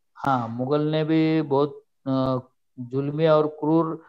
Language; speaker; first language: Hindi; non-native, local second language; Marathi